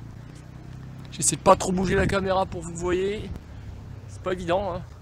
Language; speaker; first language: French; native; French